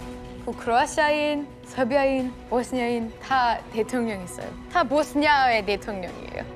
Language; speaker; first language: Korean; non-native, fluent; Bosnian